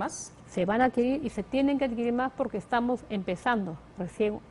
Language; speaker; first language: Spanish; native; Spanish